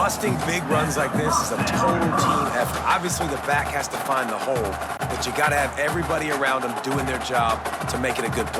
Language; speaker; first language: English; native; English